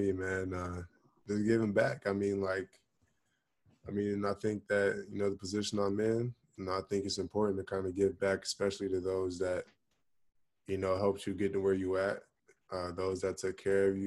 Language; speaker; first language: English; native; English